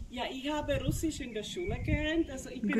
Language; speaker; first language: German; non-native, fluent; Czech